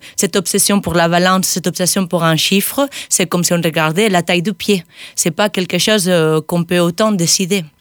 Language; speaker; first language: French; non-native, fluent; Spanish